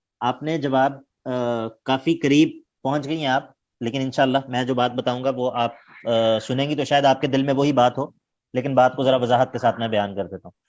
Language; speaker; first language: Urdu; native; Urdu